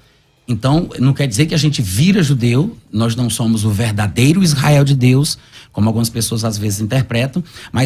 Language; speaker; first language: Portuguese; native; Portuguese